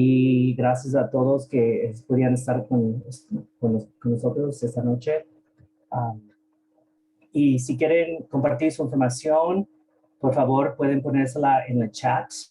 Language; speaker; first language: Spanish; early bilingual, heritage; Spanish